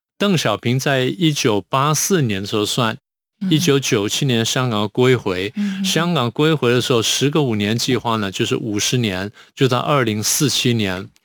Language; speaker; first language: Chinese; native; Chinese